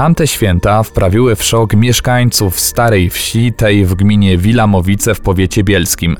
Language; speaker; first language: Polish; native; Polish